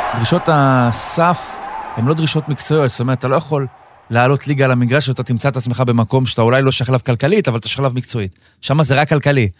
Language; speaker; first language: Hebrew; native; Hebrew